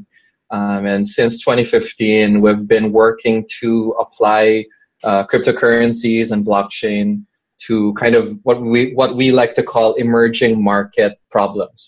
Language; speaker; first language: English; non-native, local second language; Filipino